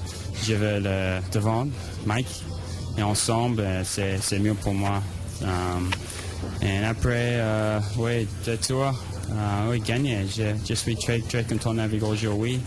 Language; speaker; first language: French; non-native, learner; English